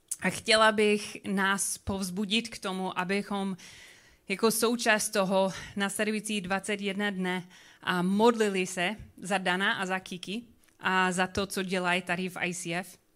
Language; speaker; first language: Czech; non-native, learner; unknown